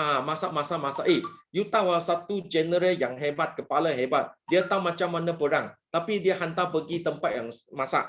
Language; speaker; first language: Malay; non-native, local second language; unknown